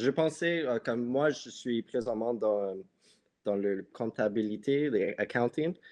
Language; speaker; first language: French; non-native, local second language; English